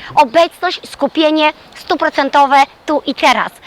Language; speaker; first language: Polish; native; Polish